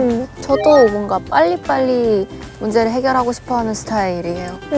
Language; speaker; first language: Korean; non-native, learner; Chinese